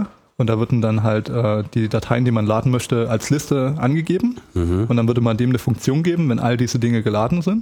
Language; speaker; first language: German; native; German